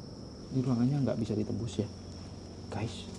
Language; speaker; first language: Indonesian; native; Indonesian